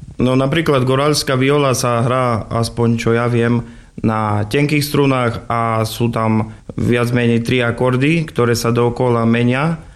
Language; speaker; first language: Slovak; non-native, local second language; Rusyn